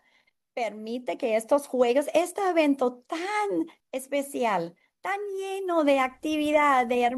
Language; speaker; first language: Spanish; non-native, learner; English